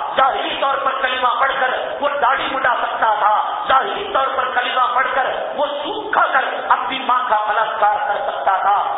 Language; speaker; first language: Urdu; native; Urdu